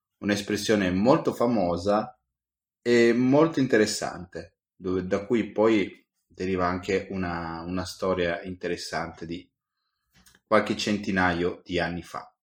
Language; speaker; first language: Italian; native; Italian